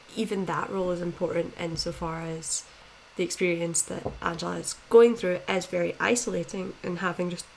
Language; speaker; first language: English; native; English